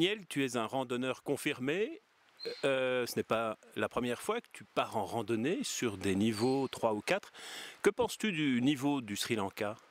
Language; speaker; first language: French; native; French